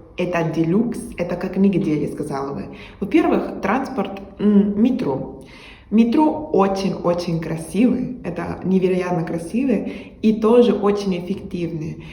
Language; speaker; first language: Russian; non-native, learner; Spanish